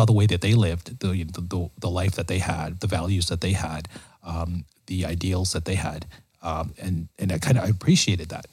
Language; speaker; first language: English; native; English